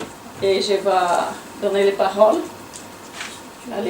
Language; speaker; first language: French; non-native, learner; Portuguese